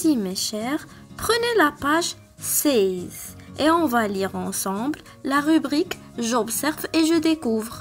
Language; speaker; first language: French; non-native, local second language; Arabic